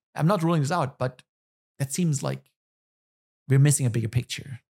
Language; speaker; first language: English; non-native, fluent; German